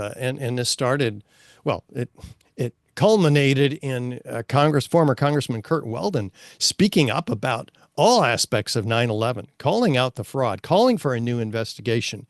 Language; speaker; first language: English; native; English